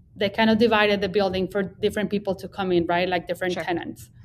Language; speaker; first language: English; non-native, fluent; Spanish